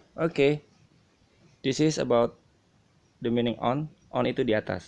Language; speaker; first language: English; non-native, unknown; Indonesian